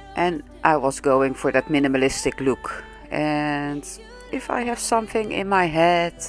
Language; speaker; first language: English; non-native, fluent; Dutch